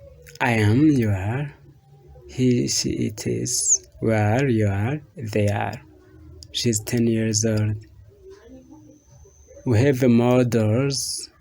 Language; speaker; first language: English; non-native, fluent; Rundi